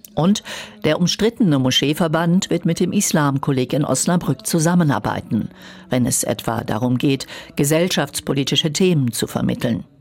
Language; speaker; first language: German; native; German